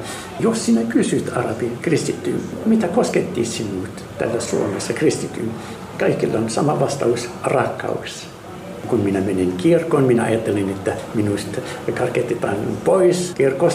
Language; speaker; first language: Finnish; non-native, learner; Arabic